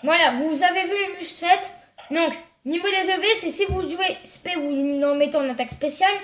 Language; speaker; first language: French; native; French